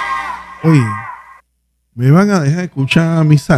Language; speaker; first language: Spanish; native; Spanish